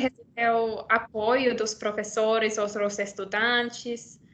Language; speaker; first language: Portuguese; non-native, learner; Finnish